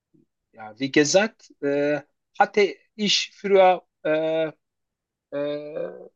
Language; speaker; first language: German; non-native, learner; Turkish